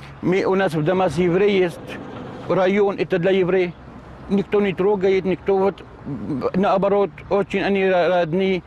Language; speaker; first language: Russian; non-native, learner; Arabic